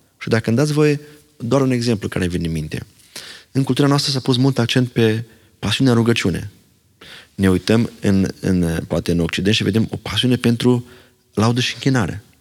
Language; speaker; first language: Romanian; non-native, local second language; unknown